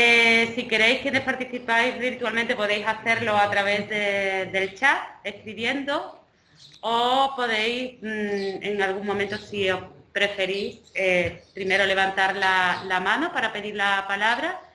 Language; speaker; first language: Spanish; native; Spanish